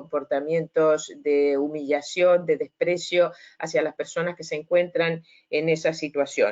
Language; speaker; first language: Spanish; native; Spanish